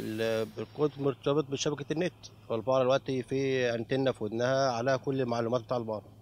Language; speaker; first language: Arabic; native; Arabic